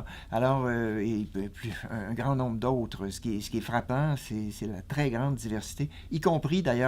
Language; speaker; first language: French; native; French